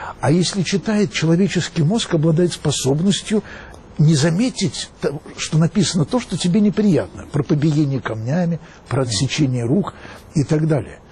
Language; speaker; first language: Russian; native; Russian